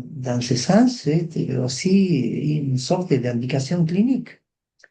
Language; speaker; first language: French; non-native, fluent; Spanish